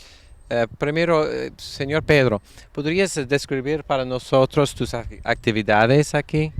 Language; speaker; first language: Spanish; non-native, fluent; English